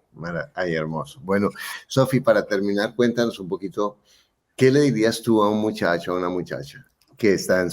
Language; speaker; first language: Spanish; native; Spanish